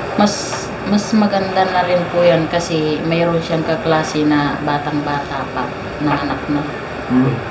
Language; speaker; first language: Filipino; native; Filipino